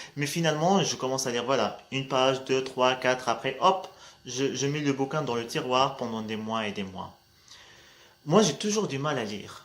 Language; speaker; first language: French; non-native, local second language; Arabic